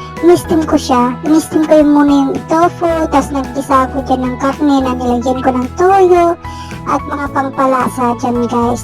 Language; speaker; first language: Filipino; non-native, local second language; Iloko